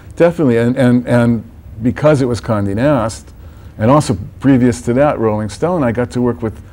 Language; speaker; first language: English; native; English